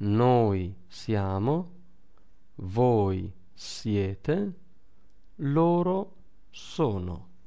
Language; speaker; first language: Italian; non-native, fluent; English